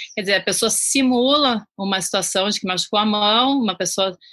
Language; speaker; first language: Portuguese; native; Portuguese